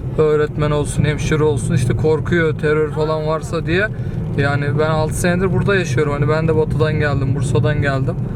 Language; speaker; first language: Turkish; native; Turkish